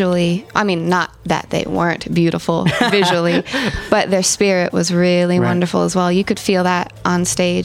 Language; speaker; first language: English; native; English